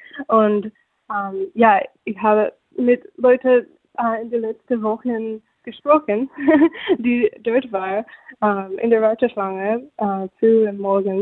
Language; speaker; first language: German; non-native, fluent; English